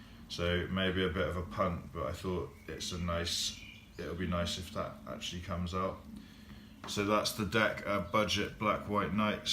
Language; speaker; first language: English; native; English